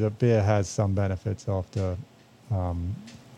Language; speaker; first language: English; native; English